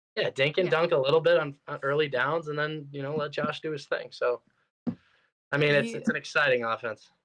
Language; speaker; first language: English; native; English